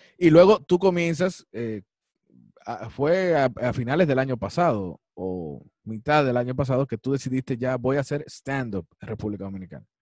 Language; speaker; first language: Spanish; native; Spanish